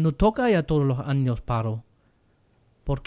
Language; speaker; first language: Spanish; non-native, learner; German